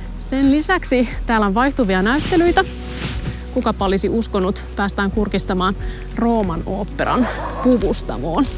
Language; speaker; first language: Finnish; native; Finnish